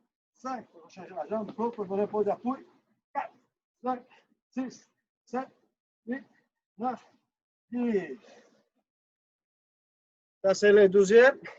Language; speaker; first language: French; non-native, fluent; Portuguese